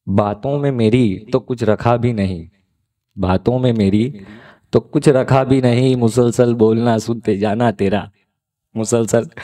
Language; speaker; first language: Hindi; non-native, local second language; Gujarati